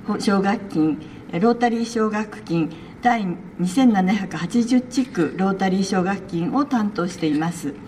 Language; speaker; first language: Japanese; native; Japanese